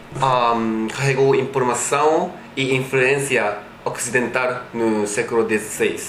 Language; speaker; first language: Portuguese; non-native, learner; Japanese